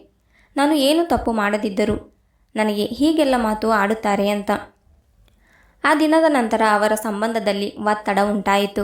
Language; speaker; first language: Kannada; native; Kannada